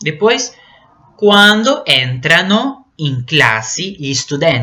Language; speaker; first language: Italian; non-native, fluent; Portuguese